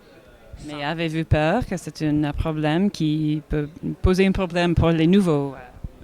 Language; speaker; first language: French; non-native, learner; English